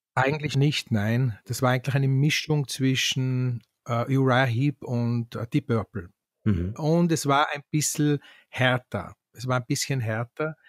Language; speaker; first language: German; native; German